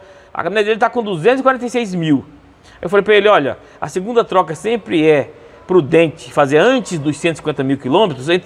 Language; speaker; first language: Portuguese; native; Portuguese